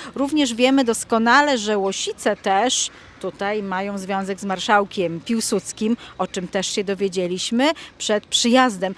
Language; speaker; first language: Polish; native; Polish